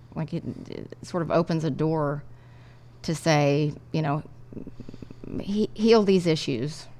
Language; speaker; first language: English; native; English